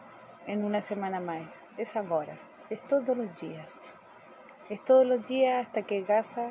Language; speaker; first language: Portuguese; non-native, fluent; Spanish